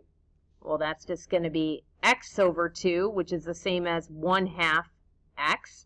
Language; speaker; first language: English; native; English